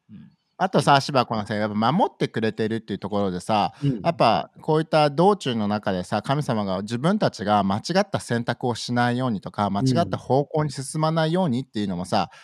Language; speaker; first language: Japanese; native; Japanese